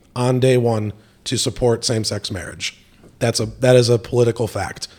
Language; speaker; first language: English; native; English